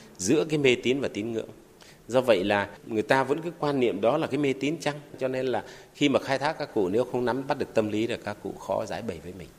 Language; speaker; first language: Vietnamese; non-native, local second language; Tày